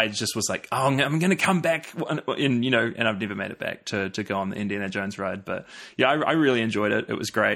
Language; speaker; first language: English; native; English